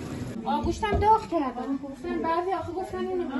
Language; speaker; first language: Persian; native; Persian